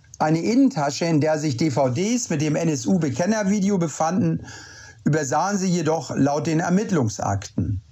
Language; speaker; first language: German; native; German